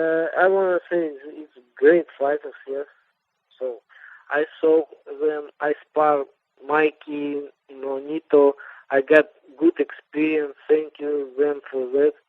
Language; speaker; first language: English; non-native, learner; Russian